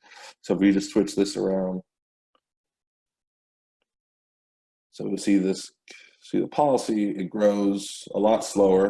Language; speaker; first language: English; native; English